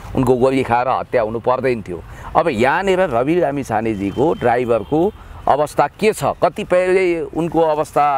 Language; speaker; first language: Nepali; native; Nepali